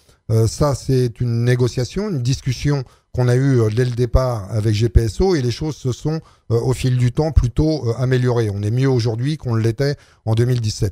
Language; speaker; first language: French; native; French